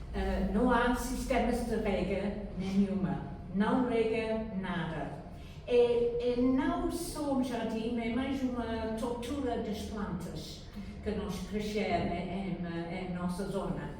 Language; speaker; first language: Portuguese; non-native, learner; English